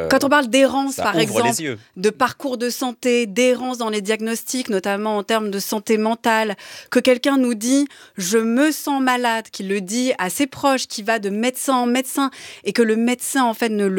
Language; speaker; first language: French; native; French